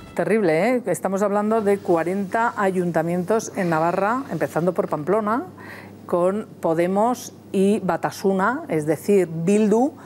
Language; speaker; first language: Spanish; native; Spanish